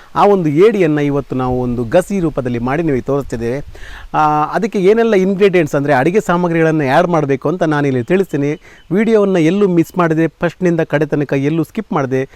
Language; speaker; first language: Kannada; non-native, local second language; Tulu